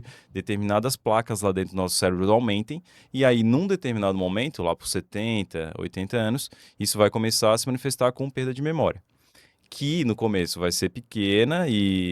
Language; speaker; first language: Portuguese; native; Portuguese